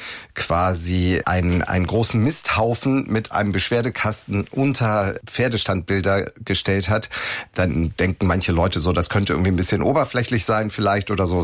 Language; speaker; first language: German; native; German